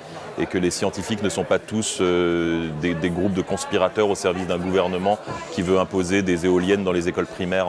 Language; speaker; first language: French; native; French